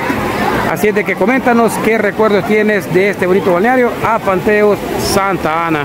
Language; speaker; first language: Spanish; native; Spanish